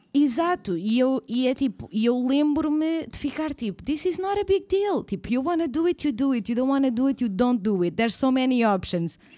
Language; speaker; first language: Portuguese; native; Portuguese